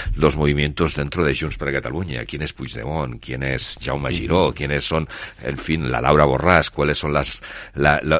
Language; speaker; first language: Spanish; non-native, local second language; Catalan